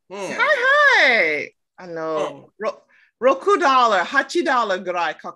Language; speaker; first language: Japanese; non-native, learner; English